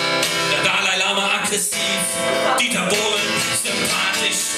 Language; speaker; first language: German; native; German